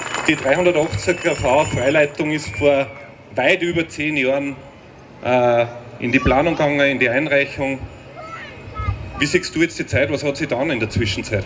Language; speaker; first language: German; native; German